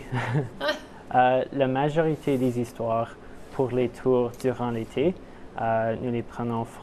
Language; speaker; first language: French; non-native, local second language; English